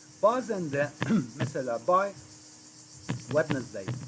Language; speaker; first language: English; non-native, fluent; Turkish